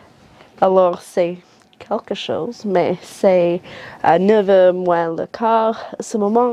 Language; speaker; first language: French; non-native, learner; English